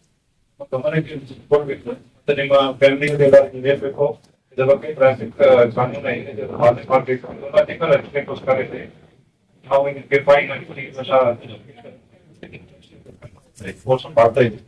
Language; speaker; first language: Kannada; non-native, fluent; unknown